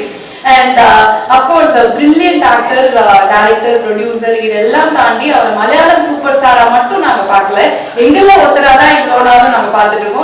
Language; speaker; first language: Tamil; native; Tamil